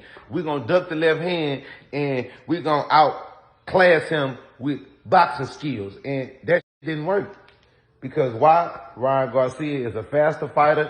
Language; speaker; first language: English; native; English